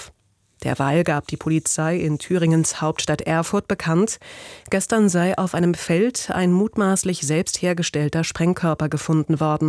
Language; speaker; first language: German; native; German